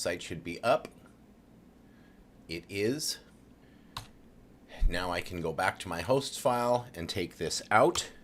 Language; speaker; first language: English; native; English